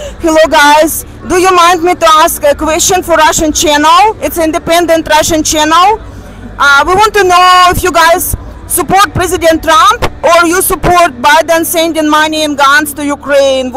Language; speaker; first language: English; non-native, fluent; Russian